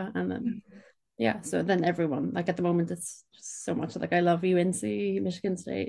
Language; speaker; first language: English; native; English